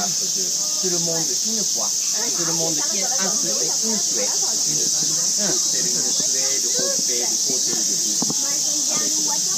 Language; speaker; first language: French; non-native, learner; Japanese